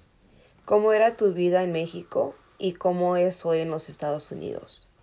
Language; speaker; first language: Spanish; early bilingual, heritage; Spanish